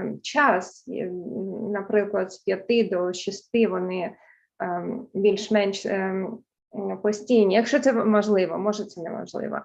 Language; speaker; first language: Ukrainian; early bilingual, heritage; English